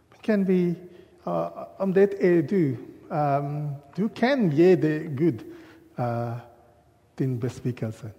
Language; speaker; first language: Swedish; non-native, learner; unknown